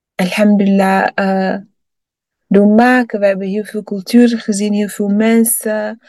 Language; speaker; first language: Dutch; early bilingual, other home language; Rundi